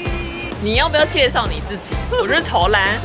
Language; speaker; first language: Chinese; native; Chinese